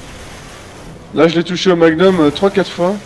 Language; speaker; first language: French; native; French